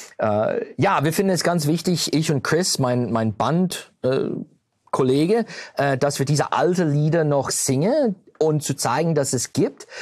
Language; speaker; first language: German; early bilingual, heritage; German